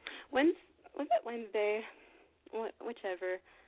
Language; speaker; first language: English; native; English